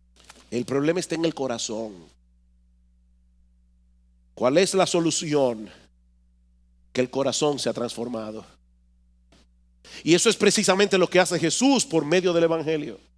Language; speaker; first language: Spanish; native; Spanish